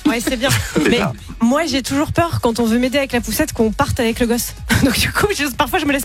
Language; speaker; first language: French; native; French